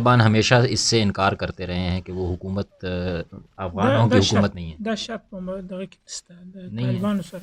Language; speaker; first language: Urdu; native; Urdu